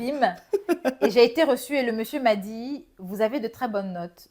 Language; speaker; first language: French; non-native, local second language; Bambara